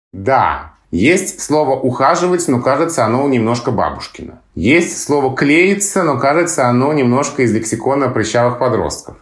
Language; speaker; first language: Russian; native; Russian